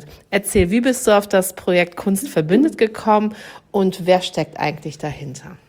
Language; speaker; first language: German; native; German